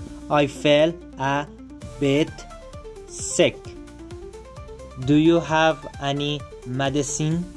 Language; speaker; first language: English; non-native, fluent; Persian